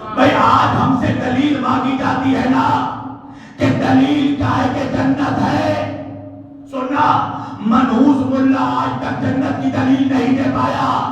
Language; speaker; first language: Urdu; native; Urdu